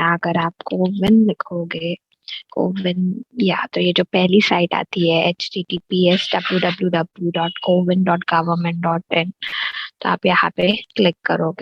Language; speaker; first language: Hindi; native; Hindi